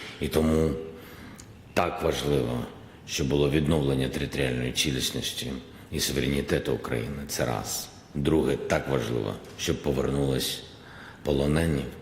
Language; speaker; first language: Ukrainian; non-native, local second language; Russian